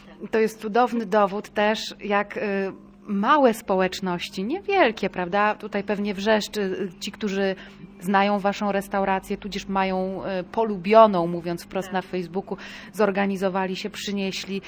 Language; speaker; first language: Polish; native; Polish